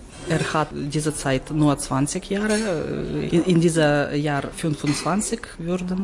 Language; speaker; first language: German; non-native, learner; Ukrainian